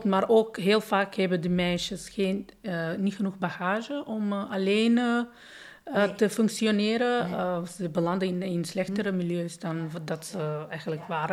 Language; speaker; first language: Dutch; non-native, fluent; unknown